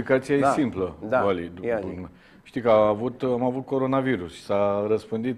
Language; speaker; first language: Romanian; native; Romanian